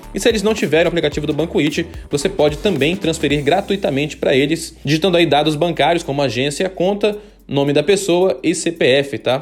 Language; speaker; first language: Portuguese; native; Portuguese